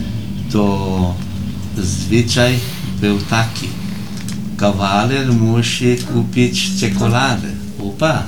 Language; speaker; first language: Polish; early bilingual, heritage; Portuguese